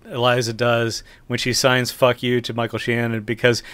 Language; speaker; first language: English; native; English